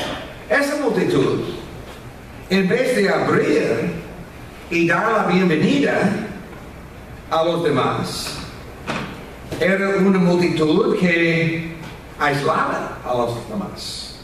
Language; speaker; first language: Spanish; non-native, fluent; English